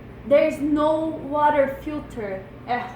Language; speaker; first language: English; non-native, fluent; Portuguese